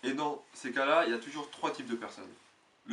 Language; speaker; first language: French; native; French